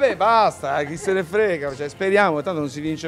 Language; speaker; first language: Italian; native; Italian